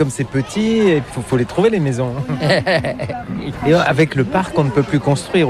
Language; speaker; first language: French; native; French